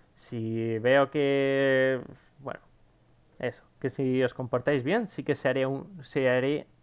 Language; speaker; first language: Spanish; native; Spanish